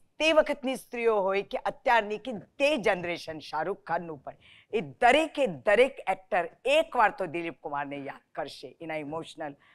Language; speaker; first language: Gujarati; non-native, local second language; Marathi